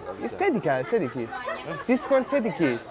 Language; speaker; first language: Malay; non-native, learner; Persian